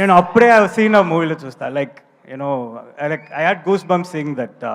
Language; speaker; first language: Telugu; non-native, learner; Tamil